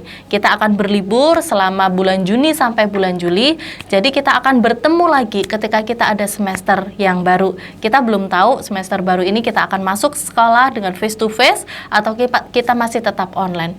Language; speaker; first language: Indonesian; native; Indonesian